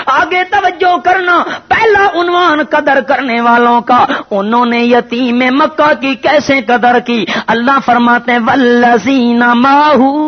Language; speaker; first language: Urdu; non-native, local second language; Punjabi